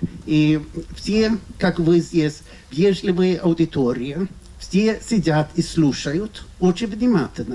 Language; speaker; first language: Russian; non-native, fluent; Swedish